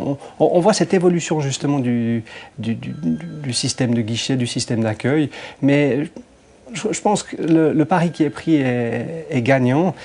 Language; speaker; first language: French; native; French